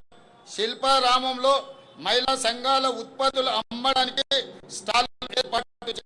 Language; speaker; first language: Telugu; native; Telugu